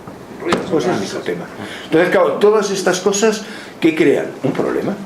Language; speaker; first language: Spanish; native; Spanish